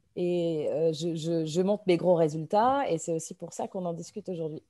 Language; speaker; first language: French; native; French